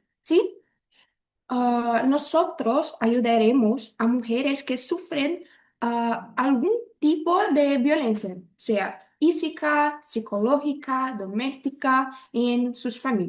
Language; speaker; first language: Spanish; non-native, learner; Portuguese